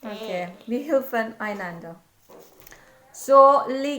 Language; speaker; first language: German; non-native, learner; Indonesian